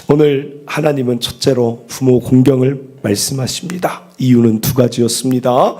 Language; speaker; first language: Korean; native; Korean